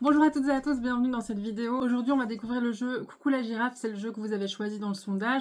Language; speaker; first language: French; native; French